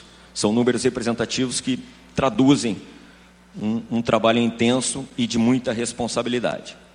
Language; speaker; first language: Portuguese; native; Portuguese